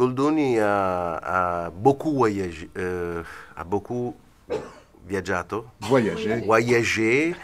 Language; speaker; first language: French; non-native, fluent; Italian